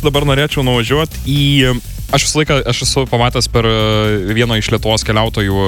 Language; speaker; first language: Lithuanian; native; Lithuanian